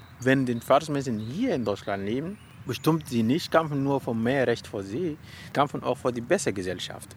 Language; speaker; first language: German; non-native, learner; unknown